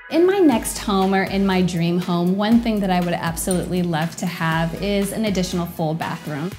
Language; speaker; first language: English; native; English